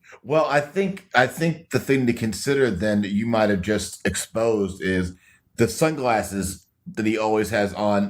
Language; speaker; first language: English; native; English